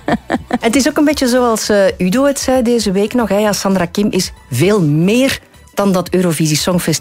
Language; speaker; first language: Dutch; native; Dutch